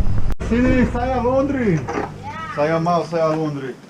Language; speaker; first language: Indonesian; non-native, learner; English